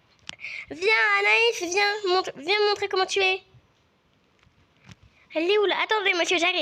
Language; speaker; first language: French; native; French